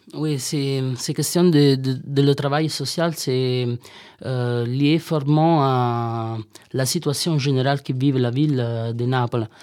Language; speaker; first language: French; non-native, learner; Italian